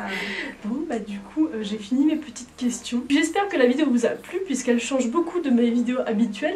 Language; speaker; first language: French; native; French